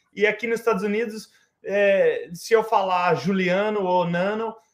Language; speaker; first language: Portuguese; early bilingual, heritage; English